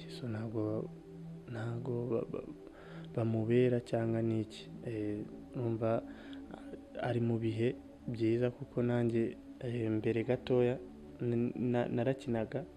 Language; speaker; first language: Kinyarwanda; native; Kinyarwanda